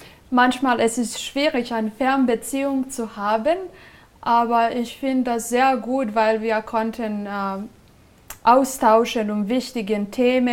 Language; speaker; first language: German; non-native, fluent; Serbian